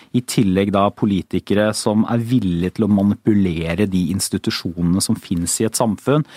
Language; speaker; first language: Norwegian; native; Norwegian